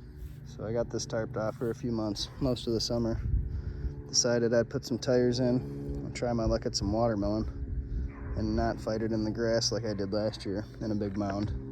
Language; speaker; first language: English; native; English